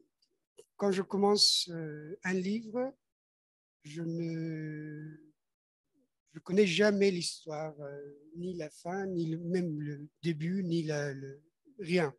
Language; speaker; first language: French; non-native, fluent; Persian